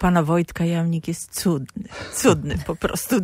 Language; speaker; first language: Polish; native; Polish